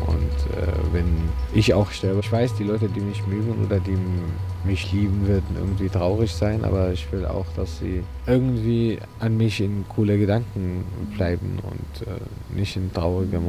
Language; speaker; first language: German; non-native, fluent; Arabic